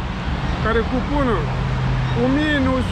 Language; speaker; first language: Romanian; non-native, learner; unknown